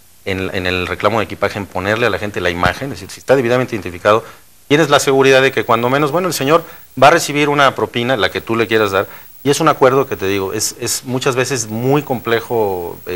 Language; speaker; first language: Spanish; native; Spanish